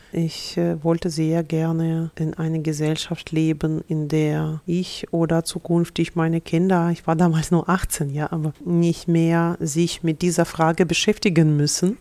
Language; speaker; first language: German; non-native, fluent; Russian